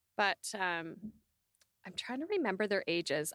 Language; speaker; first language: English; native; English